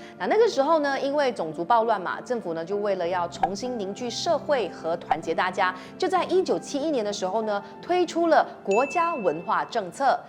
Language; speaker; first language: Chinese; native; Chinese